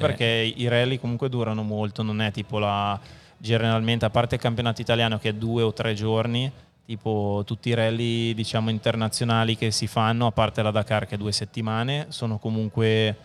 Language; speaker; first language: Italian; native; Italian